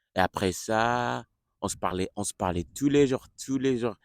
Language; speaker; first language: French; non-native, learner; English